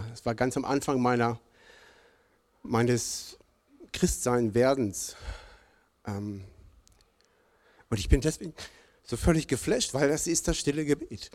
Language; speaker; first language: German; native; German